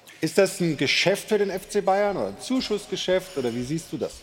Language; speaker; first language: German; native; German